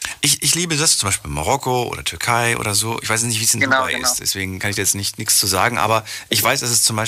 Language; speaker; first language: German; native; German